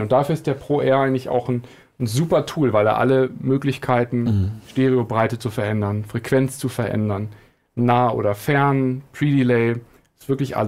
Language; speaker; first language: German; native; German